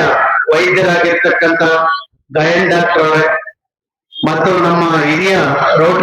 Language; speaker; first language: Kannada; native; Kannada